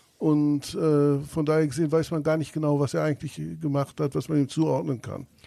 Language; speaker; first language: German; native; German